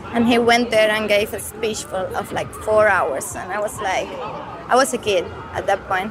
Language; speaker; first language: English; non-native, fluent; Spanish